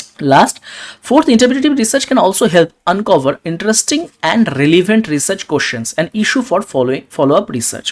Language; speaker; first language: English; non-native, local second language; Bangla